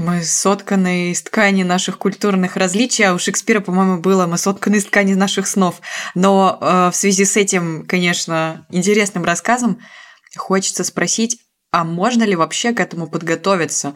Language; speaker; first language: Russian; native; Russian